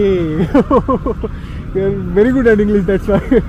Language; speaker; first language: English; non-native, local second language; Hindi